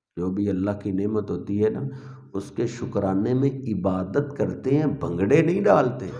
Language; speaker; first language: Urdu; non-native, local second language; Punjabi